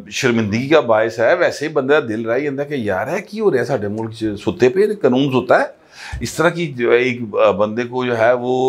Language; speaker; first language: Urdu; non-native, local second language; Punjabi